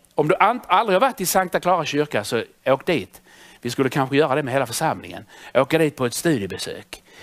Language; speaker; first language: Swedish; native; Swedish